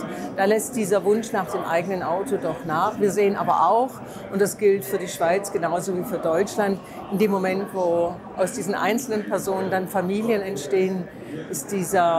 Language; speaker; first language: German; native; German